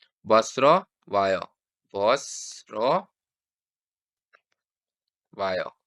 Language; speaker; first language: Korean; non-native, fluent; Urdu